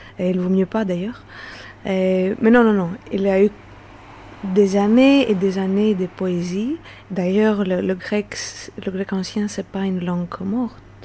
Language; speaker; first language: French; non-native, fluent; Greek